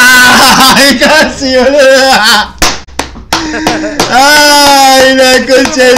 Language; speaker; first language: Spanish; native; Spanish